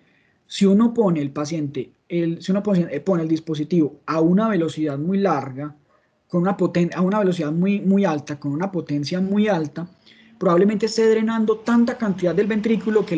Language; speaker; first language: Spanish; native; Spanish